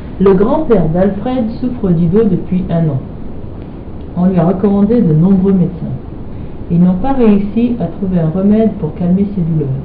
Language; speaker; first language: French; native; French